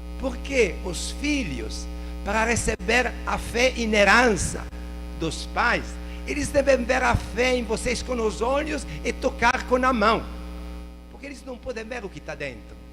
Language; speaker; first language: Portuguese; non-native, fluent; Italian